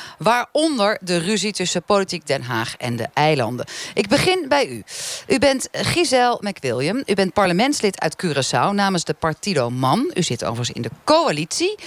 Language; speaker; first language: Dutch; native; Dutch